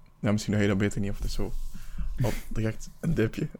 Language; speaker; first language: Dutch; native; Dutch